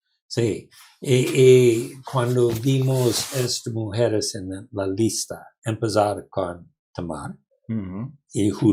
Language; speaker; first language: Spanish; non-native, learner; English